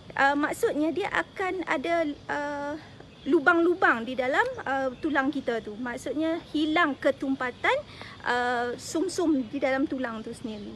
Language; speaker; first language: Malay; native; Malay